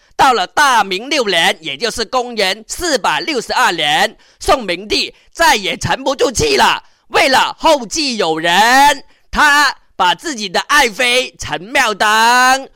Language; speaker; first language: Chinese; non-native, local second language; Cantonese